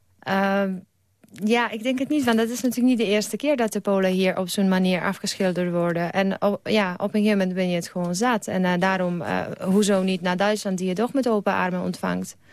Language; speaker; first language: Dutch; non-native, fluent; Polish